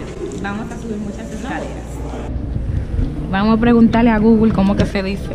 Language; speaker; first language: Spanish; native; Spanish